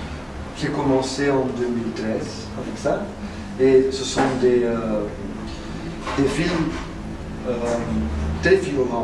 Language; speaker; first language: French; non-native, fluent; Dutch